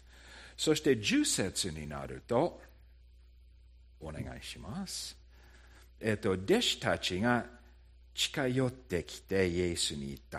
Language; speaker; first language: Japanese; non-native, fluent; English